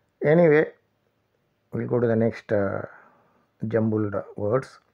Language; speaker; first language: English; non-native, local second language; Tamil